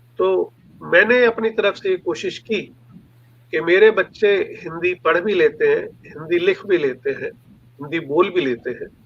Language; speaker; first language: Hindi; non-native, local second language; Punjabi